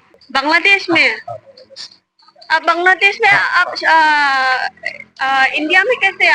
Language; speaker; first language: Hindi; non-native, local second language; Khasi